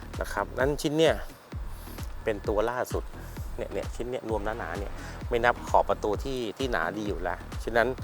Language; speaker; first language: Thai; native; Thai